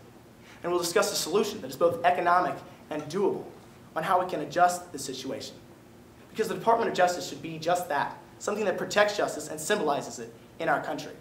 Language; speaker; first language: English; native; English